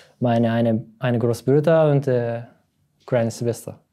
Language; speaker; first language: German; non-native, learner; Japanese